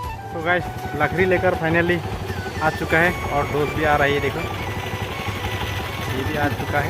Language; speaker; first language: Hindi; non-native, local second language; Karbi